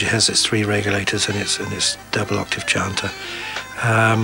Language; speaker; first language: English; native; English